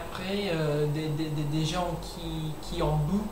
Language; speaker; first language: French; non-native, learner; English